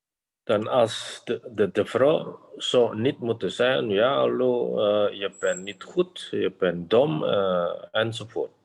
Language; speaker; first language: Dutch; non-native, fluent; Indonesian